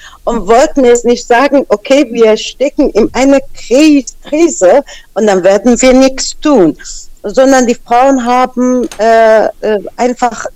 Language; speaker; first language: German; non-native, fluent; Persian